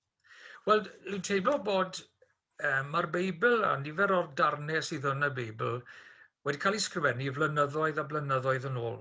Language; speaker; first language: Welsh; native; Welsh